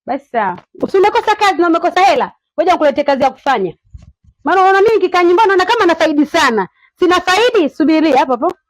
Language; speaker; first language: Swahili; native; Swahili